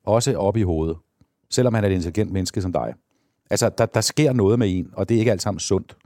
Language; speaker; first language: Danish; native; Danish